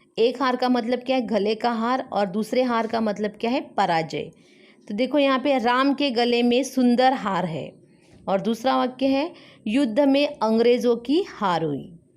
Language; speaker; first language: Hindi; non-native, local second language; Marathi